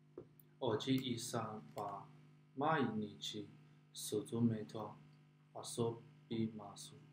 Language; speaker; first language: Japanese; non-native, learner; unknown